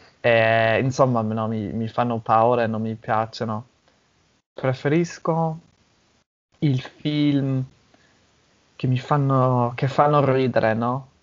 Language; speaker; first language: Italian; non-native, fluent; English